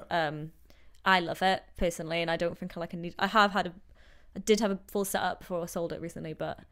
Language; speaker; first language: English; native; English